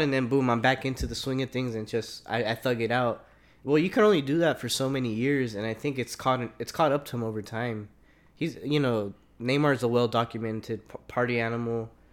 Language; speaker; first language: English; early bilingual, other home language; Spanish